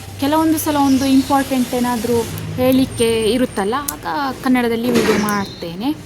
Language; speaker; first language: Kannada; non-native, local second language; Tulu